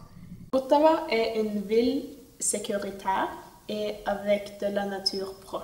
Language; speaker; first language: French; non-native, fluent; Norwegian